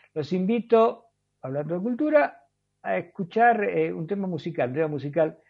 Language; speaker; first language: Spanish; native; Spanish